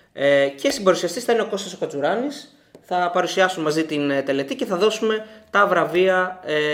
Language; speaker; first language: Greek; native; Greek